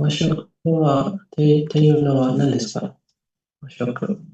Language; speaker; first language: Japanese; non-native, learner; Indonesian